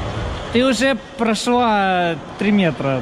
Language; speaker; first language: Russian; native; Russian